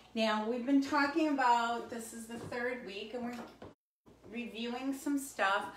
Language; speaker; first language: English; native; English